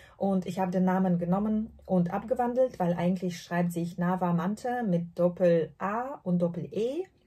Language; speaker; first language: German; non-native, fluent; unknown